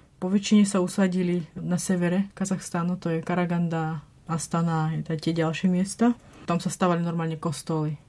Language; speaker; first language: Slovak; non-native, fluent; Russian